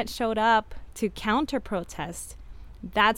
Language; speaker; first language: English; early bilingual, other home language; Spanish